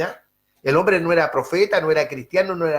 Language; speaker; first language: Spanish; native; Spanish